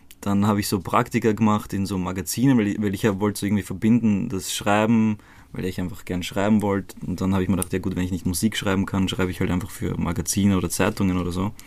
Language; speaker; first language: German; early bilingual, other home language; Croatian